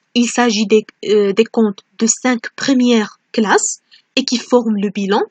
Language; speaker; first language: French; non-native, local second language; Arabic